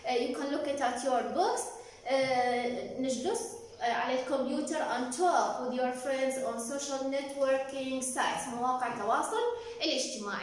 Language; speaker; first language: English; non-native, fluent; Arabic